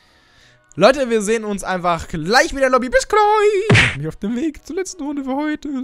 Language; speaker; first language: German; native; German